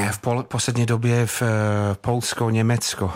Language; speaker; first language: Czech; non-native, fluent; English